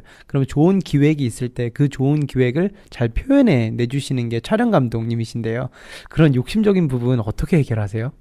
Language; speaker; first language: Korean; native; Korean